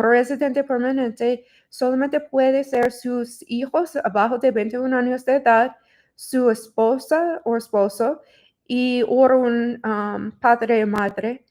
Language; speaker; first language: Spanish; non-native, learner; English